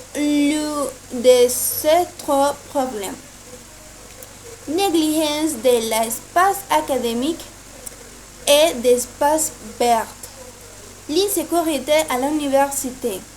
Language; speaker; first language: French; non-native, learner; Spanish